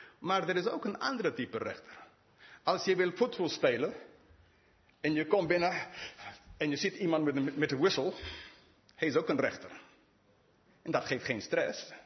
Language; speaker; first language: Dutch; non-native, fluent; English